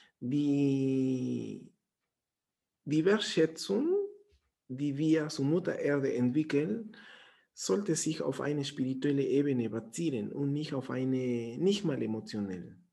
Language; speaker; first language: German; non-native, fluent; Spanish